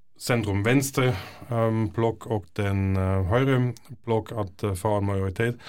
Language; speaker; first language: Norwegian; non-native, fluent; German